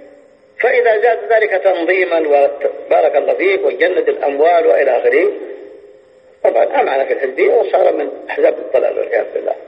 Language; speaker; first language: Arabic; native; Arabic